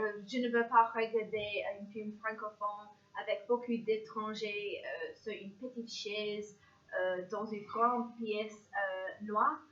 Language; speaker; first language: French; non-native, learner; English